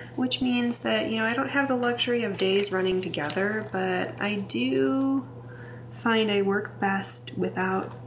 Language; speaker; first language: English; native; English